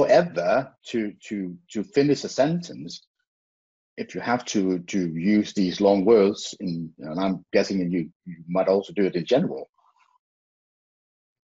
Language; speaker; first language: English; non-native, fluent; Faroese